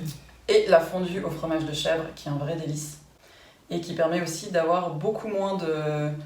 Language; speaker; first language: French; native; French